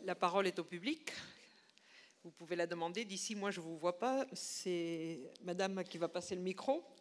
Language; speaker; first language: French; non-native, fluent; Spanish